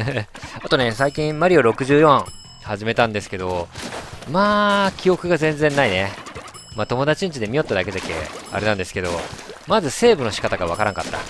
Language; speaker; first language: Japanese; native; Japanese